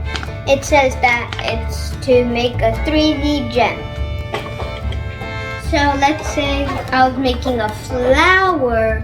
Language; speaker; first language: English; native; English